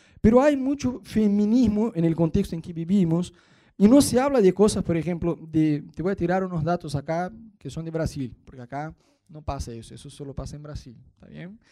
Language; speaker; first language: Spanish; non-native, fluent; Portuguese